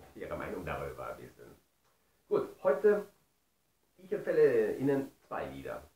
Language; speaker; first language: German; non-native, fluent; Spanish